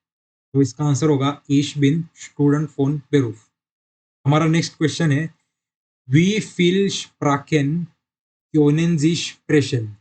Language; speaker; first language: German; non-native, learner; Marathi